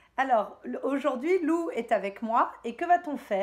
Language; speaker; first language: French; native; French